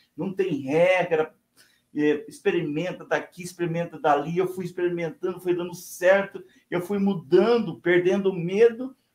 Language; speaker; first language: Portuguese; native; Portuguese